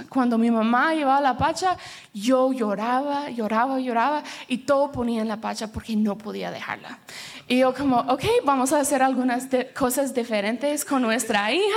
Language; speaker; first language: Spanish; early bilingual, heritage; Spanish